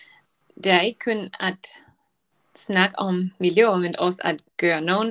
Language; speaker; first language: Danish; non-native, learner; Spanish